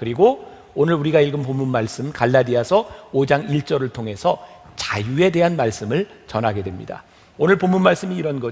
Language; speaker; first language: Korean; native; Korean